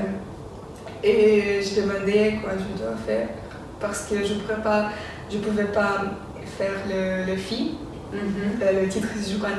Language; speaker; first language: French; non-native, fluent; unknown